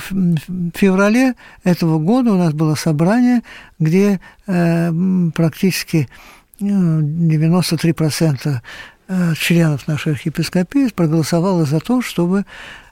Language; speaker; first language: Russian; native; Russian